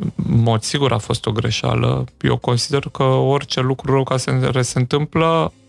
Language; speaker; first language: Romanian; native; Romanian